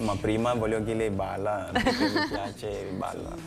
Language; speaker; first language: Italian; non-native, learner; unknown